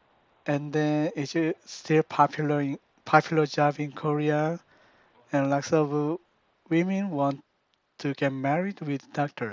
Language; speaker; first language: English; non-native, learner; Korean